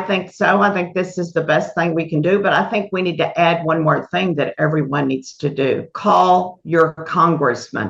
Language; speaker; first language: English; native; English